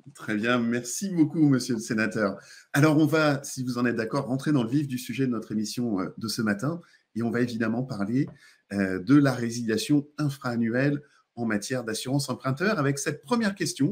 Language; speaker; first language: French; native; French